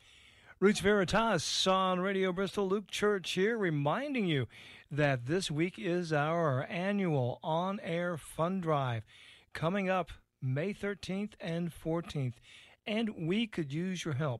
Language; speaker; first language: English; native; English